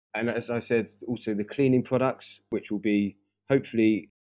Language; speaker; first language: English; native; English